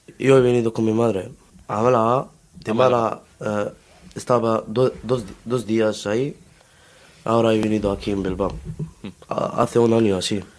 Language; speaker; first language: Spanish; non-native, learner; Arabic